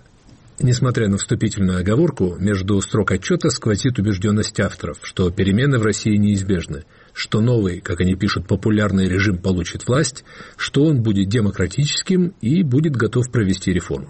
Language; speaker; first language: Russian; native; Russian